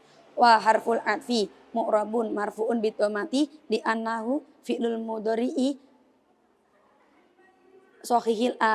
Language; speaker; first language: Arabic; non-native, learner; Indonesian